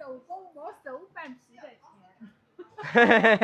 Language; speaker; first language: Chinese; native; Chinese